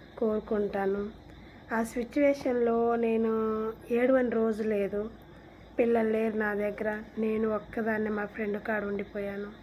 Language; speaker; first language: Telugu; non-native, local second language; Lambadi